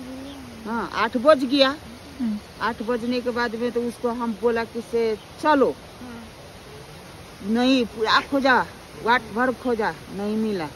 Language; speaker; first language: Hindi; non-native, local second language; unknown